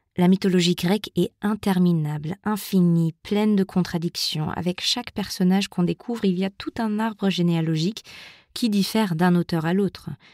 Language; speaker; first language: French; non-native, fluent; German